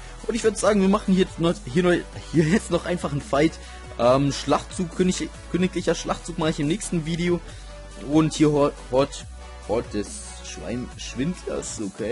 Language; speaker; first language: German; native; German